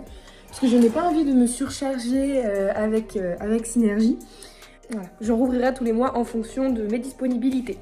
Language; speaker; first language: French; native; French